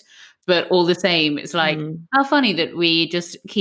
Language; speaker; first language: English; native; English